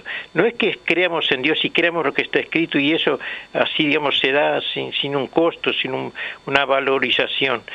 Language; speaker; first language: Spanish; native; Spanish